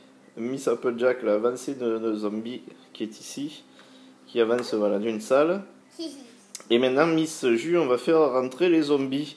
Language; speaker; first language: French; native; French